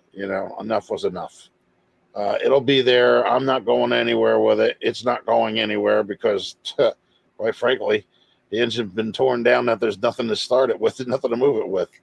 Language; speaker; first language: English; native; English